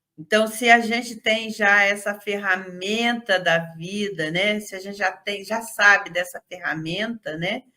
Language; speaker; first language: Portuguese; native; Portuguese